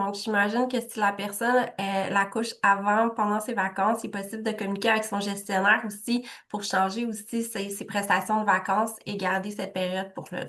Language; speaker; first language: French; native; French